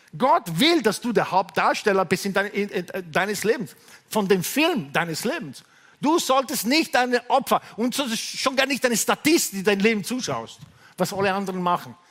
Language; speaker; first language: German; non-native, fluent; Italian